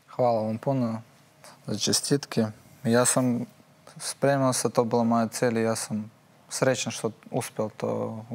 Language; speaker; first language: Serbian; non-native, learner; Russian